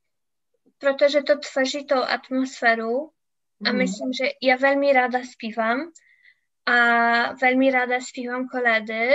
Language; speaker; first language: Czech; non-native, learner; English